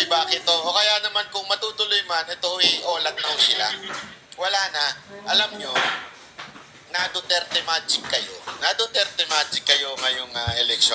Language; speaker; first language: Filipino; non-native, local second language; Cebuano